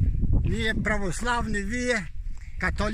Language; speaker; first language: Polish; non-native, learner; Macedonian